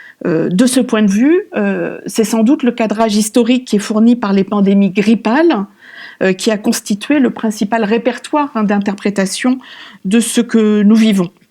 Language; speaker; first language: French; native; French